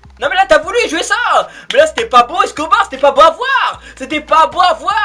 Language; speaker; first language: French; native; French